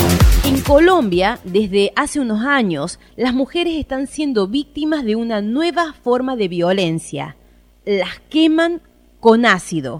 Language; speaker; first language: Spanish; native; Spanish